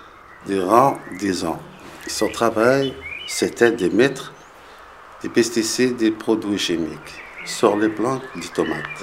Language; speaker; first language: French; non-native, learner; Arabic